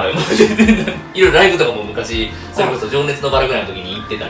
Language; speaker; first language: Japanese; native; Japanese